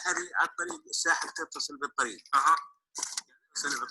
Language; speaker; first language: Arabic; native; Arabic